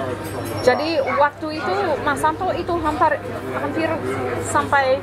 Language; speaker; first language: Indonesian; non-native, fluent; English